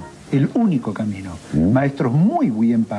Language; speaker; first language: Spanish; native; Spanish